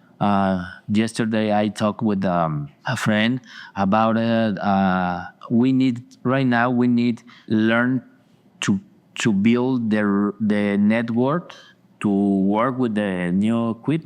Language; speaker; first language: English; non-native, learner; Spanish